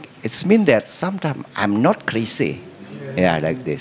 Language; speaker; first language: English; non-native, learner; Indonesian